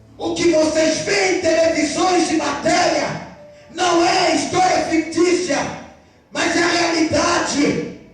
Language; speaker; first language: Portuguese; non-native, fluent; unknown